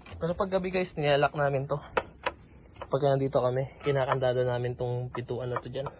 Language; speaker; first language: Filipino; native; Filipino